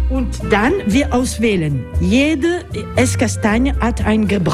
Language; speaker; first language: German; non-native, learner; French